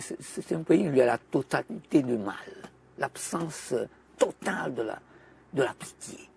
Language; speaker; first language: French; non-native, fluent; Italian